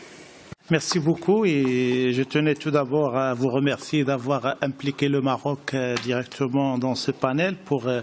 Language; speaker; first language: French; non-native, local second language; Arabic